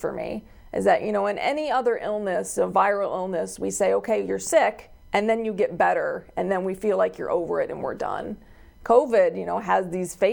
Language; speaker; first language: English; native; English